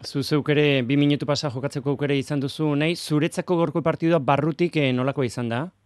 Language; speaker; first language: Basque; native; Basque